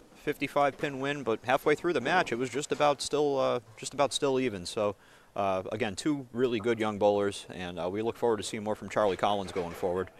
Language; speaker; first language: English; native; English